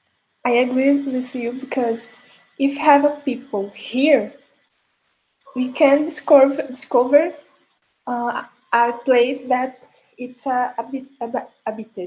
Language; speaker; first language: English; non-native, learner; Portuguese